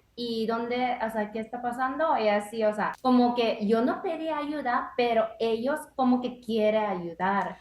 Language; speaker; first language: Spanish; non-native, learner; Japanese